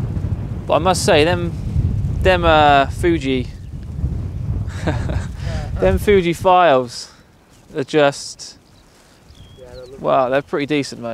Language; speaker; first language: English; native; English